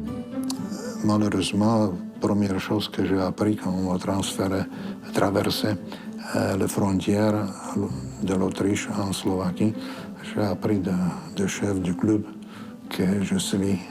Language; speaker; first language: French; non-native, fluent; Slovak